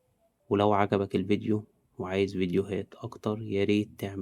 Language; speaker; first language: Arabic; native; Arabic